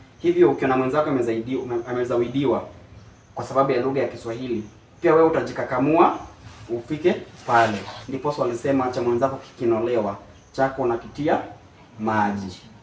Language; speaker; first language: Swahili; non-native, local second language; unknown